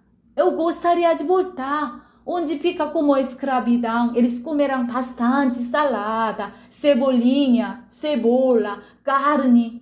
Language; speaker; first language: Portuguese; non-native, learner; Korean